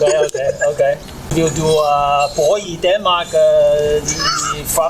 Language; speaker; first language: Danish; non-native, learner; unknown